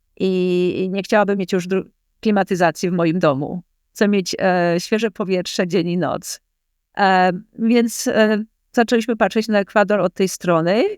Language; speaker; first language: Polish; native; Polish